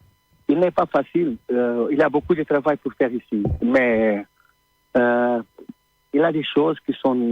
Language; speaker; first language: French; non-native, learner; Portuguese